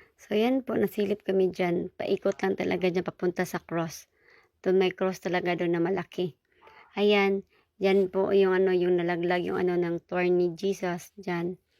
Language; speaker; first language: Filipino; non-native, local second language; Cebuano